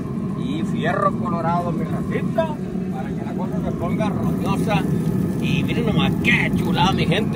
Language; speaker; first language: Spanish; native; Spanish